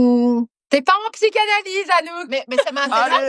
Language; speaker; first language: French; native; French